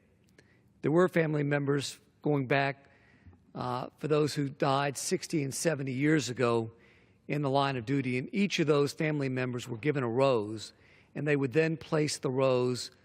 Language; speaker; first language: English; native; English